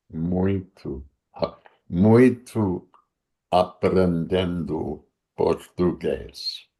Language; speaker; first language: Portuguese; non-native, learner; English